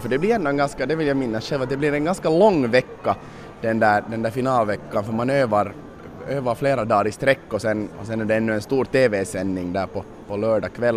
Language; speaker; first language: Swedish; native; Swedish